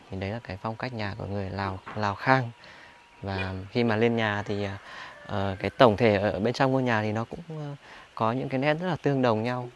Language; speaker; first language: Vietnamese; native; Vietnamese